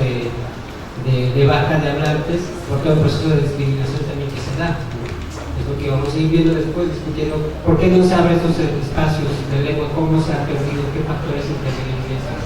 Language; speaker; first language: Spanish; non-native, local second language; Tzotzil